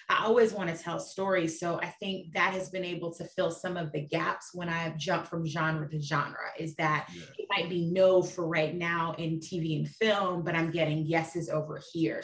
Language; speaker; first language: English; native; English